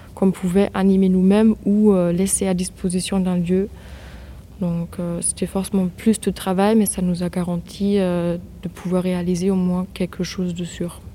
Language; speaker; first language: French; non-native, fluent; German